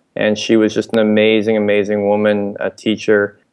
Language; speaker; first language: English; native; English